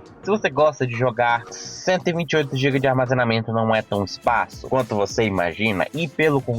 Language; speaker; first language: Portuguese; native; Portuguese